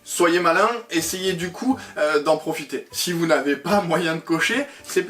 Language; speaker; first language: French; native; French